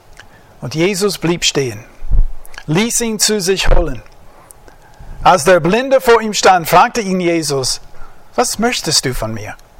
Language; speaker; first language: German; non-native, fluent; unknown